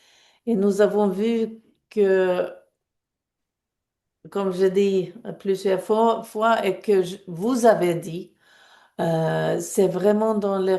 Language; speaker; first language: French; non-native, fluent; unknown